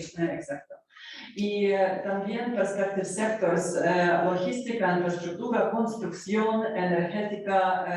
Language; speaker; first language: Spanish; non-native, learner; Ukrainian